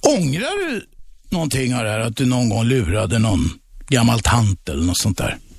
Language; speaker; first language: Swedish; native; Swedish